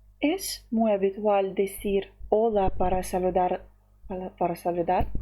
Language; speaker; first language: Spanish; non-native, fluent; Ukrainian